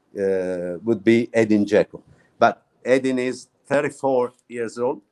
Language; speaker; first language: English; non-native, fluent; Italian